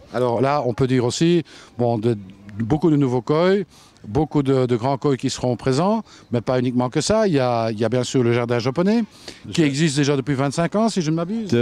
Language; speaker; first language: French; native; French